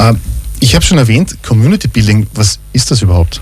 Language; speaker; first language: German; native; German